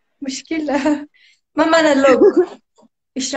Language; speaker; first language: Arabic; non-native, learner; Turkish